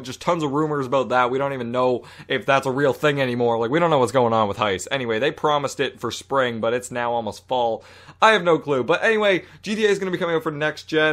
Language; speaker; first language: English; native; English